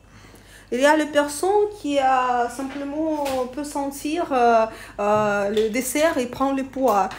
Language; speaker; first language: French; non-native, learner; Russian